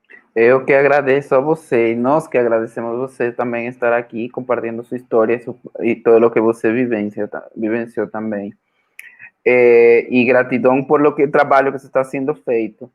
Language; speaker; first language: Portuguese; non-native, fluent; Spanish